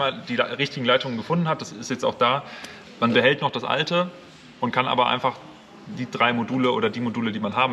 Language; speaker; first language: German; native; German